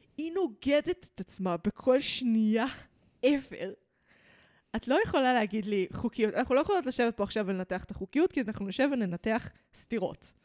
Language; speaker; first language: Hebrew; early bilingual, other home language; English